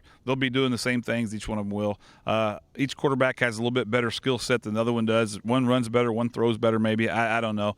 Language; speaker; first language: English; native; English